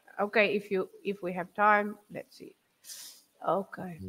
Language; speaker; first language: English; non-native, fluent; Portuguese